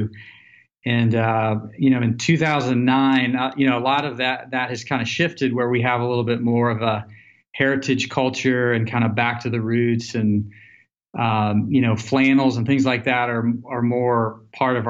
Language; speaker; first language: English; native; English